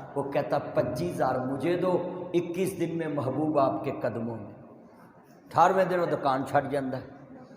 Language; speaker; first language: Urdu; non-native, local second language; Punjabi